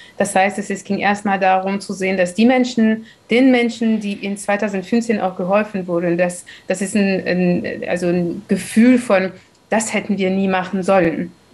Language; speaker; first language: German; non-native, fluent; French